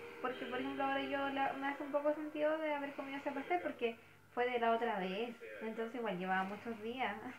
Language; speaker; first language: Spanish; native; Spanish